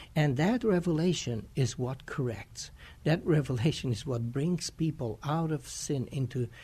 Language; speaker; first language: English; non-native, fluent; Romanian